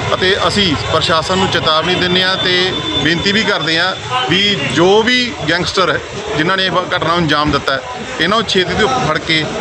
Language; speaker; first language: Punjabi; native; Punjabi